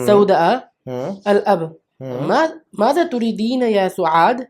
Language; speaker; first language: Arabic; non-native, learner; Urdu